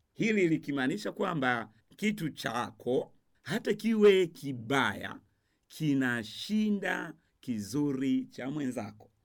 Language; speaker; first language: Swahili; non-native, local second language; Rundi